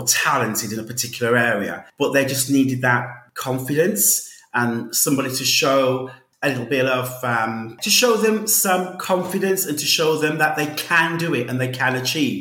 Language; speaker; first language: English; native; English